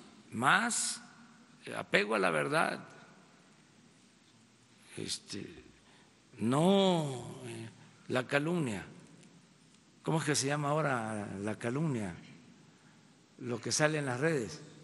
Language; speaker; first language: Spanish; native; Spanish